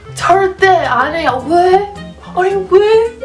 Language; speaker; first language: Korean; non-native, fluent; English